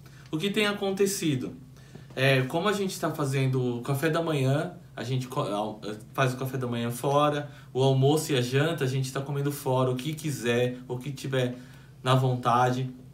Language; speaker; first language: Portuguese; native; Portuguese